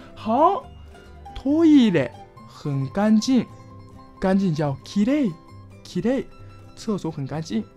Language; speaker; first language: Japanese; non-native, fluent; Chinese